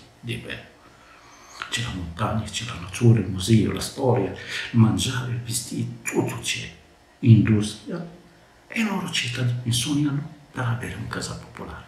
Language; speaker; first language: Italian; non-native, learner; Arabic